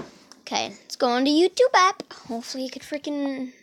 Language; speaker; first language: English; native; English